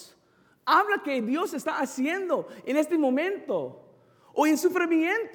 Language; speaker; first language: Spanish; non-native, fluent; English